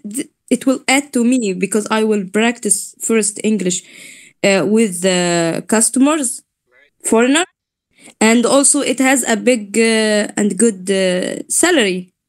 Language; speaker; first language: English; non-native, learner; Arabic